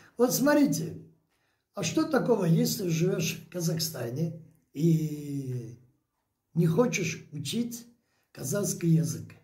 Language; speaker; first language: Russian; non-native, local second language; Azerbaijani